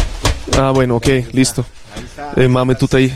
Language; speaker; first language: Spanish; non-native, fluent; Polish